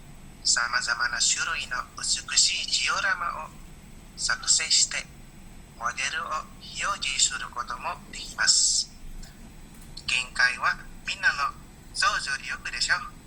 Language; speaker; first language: Japanese; non-native, learner; Indonesian